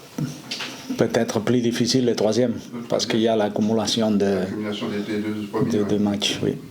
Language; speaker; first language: French; non-native, fluent; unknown